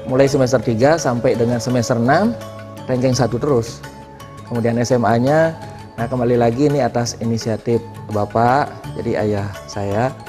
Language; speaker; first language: Indonesian; non-native, local second language; Balinese